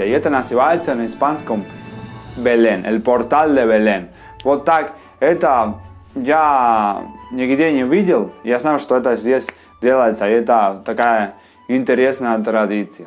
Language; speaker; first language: Russian; non-native, learner; Spanish